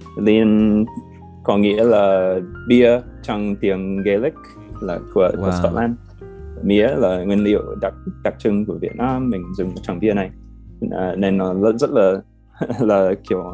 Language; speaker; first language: Vietnamese; non-native, fluent; English